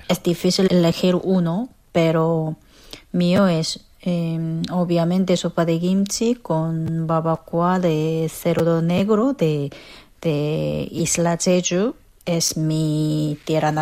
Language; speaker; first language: Spanish; non-native, local second language; Korean